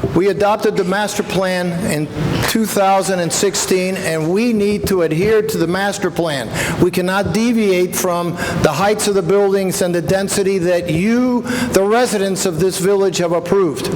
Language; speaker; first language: English; non-native, fluent; Spanish